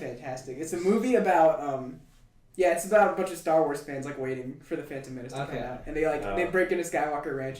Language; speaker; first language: English; native; English